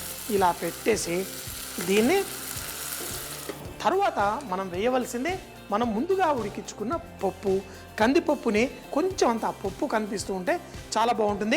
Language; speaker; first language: Telugu; native; Telugu